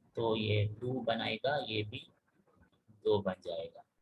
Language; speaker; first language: Hindi; non-native, local second language; Telugu